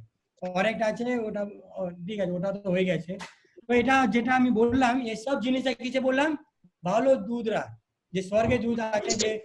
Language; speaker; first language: Bangla; non-native, local second language; Hindi